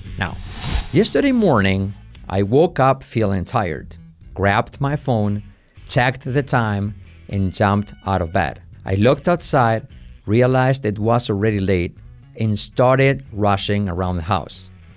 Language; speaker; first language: English; non-native, fluent; Spanish